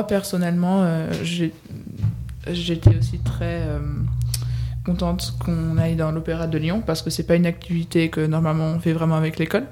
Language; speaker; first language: French; native; French